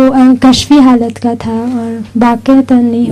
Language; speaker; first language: Urdu; native; Urdu